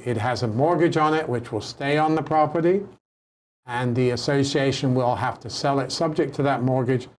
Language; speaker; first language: English; native; English